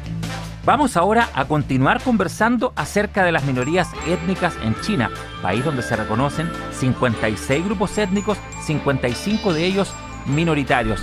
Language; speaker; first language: Spanish; native; Spanish